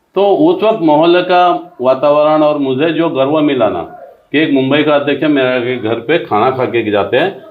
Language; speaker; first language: Hindi; non-native, local second language; Marathi